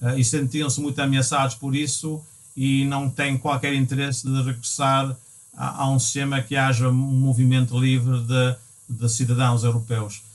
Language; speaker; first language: Portuguese; early bilingual, other home language; English